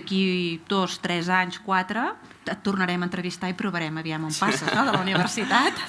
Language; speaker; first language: Catalan; native; Catalan